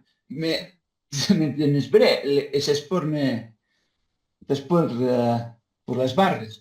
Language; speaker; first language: French; non-native, learner; Spanish